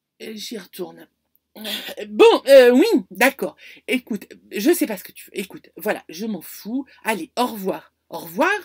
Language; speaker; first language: French; native; French